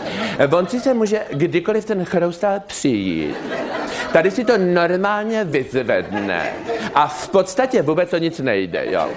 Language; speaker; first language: Czech; native; Czech